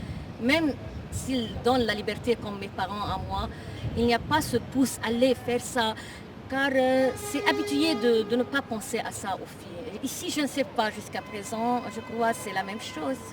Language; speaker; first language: French; non-native, local second language; Arabic